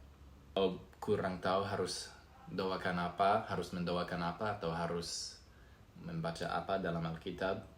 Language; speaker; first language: Indonesian; non-native, fluent; English